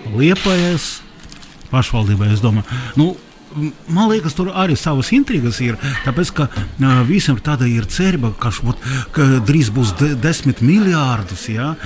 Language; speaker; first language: Latvian; non-native, local second language; Russian